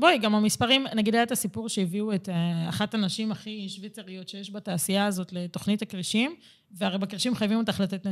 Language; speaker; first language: Hebrew; native; Hebrew